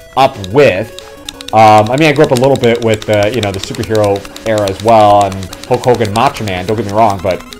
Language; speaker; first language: English; native; English